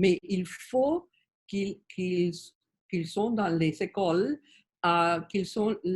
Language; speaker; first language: French; non-native, learner; Spanish